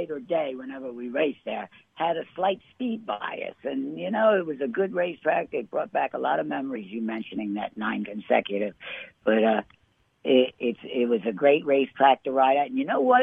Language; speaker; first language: English; native; English